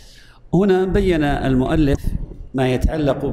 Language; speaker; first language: Arabic; native; Arabic